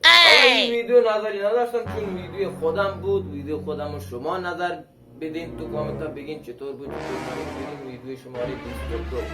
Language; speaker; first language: Persian; non-native, local second language; Baluchi